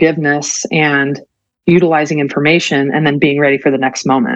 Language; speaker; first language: English; native; English